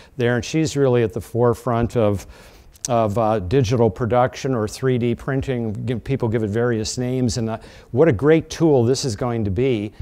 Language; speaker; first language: English; native; English